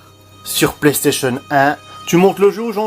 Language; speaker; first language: French; native; French